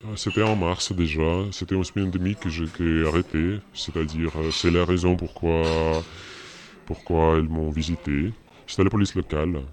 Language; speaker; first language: French; non-native, learner; Russian